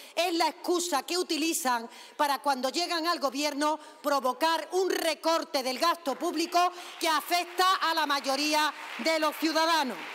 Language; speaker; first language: Spanish; native; Spanish